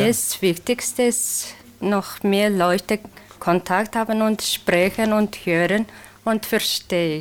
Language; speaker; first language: German; non-native, learner; Mongolian